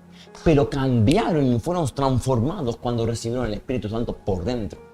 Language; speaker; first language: Spanish; native; Spanish